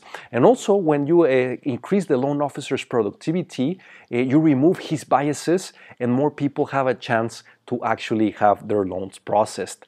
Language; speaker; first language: English; non-native, fluent; Spanish